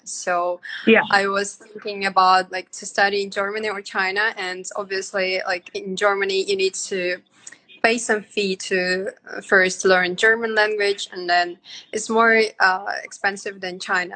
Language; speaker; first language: English; non-native, fluent; Yakut